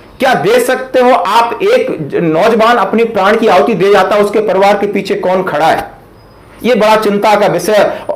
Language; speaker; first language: Hindi; native; Hindi